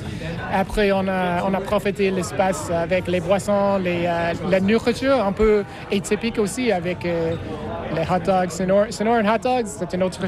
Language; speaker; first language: French; non-native, fluent; English